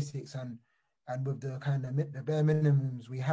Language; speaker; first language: English; native; English